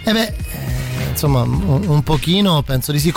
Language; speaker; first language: Italian; native; Italian